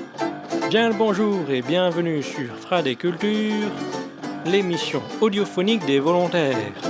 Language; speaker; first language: French; native; French